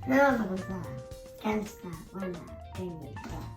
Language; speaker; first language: French; early bilingual, other home language; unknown